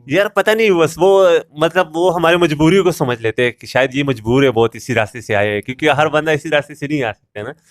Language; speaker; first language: Urdu; non-native, local second language; Pashto